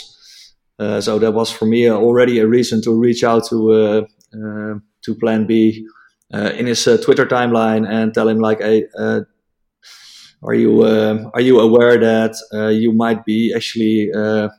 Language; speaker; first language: English; non-native, fluent; Dutch